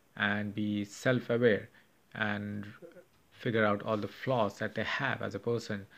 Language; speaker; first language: English; non-native, local second language; Hindi